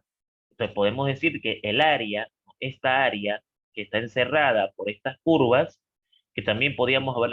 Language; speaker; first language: Spanish; native; Spanish